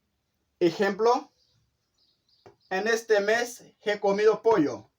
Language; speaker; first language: Spanish; non-native, fluent; Haitian Creole